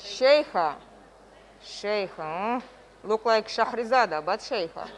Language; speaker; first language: Russian; native; Russian